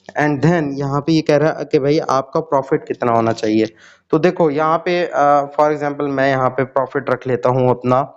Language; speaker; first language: Urdu; native; Urdu